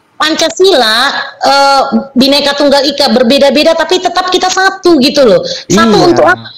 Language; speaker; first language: Indonesian; native; Indonesian